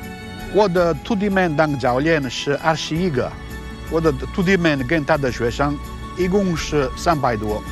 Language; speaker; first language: Chinese; non-native, learner; Italian